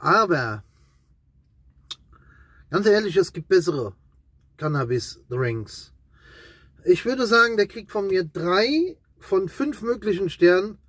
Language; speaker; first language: German; native; German